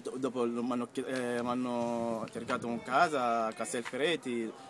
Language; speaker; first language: Italian; non-native, fluent; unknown